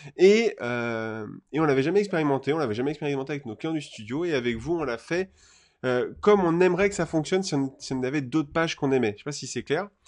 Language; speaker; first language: French; native; French